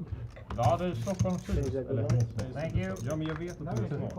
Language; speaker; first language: Swedish; native; Swedish